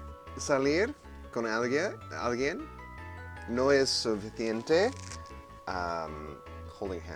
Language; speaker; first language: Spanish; non-native, fluent; English